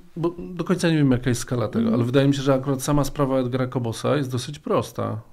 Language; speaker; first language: Polish; native; Polish